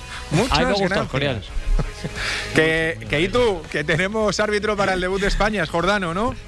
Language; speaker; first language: Spanish; native; Spanish